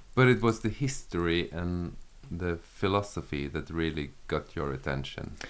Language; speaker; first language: English; non-native, fluent; Slovenian